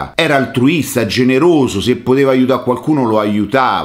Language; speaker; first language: Italian; native; Italian